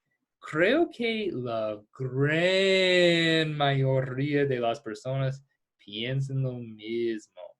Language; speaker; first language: Spanish; non-native, fluent; English